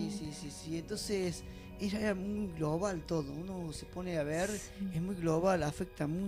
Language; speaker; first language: Spanish; native; Spanish